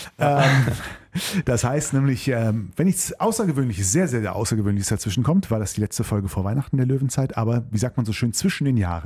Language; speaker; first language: German; native; German